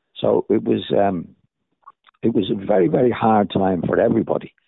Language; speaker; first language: English; native; English